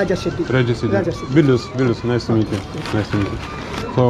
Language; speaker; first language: English; non-native, learner; Lithuanian